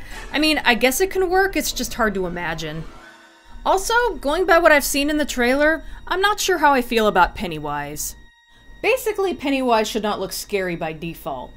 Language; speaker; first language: English; native; English